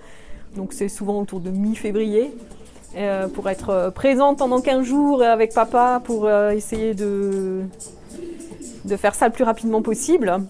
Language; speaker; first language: French; native; French